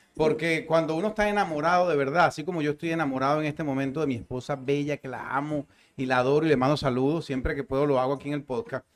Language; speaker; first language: Spanish; native; Spanish